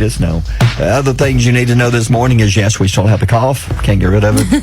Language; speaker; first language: English; native; English